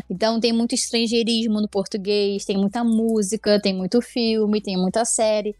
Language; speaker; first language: Portuguese; native; Portuguese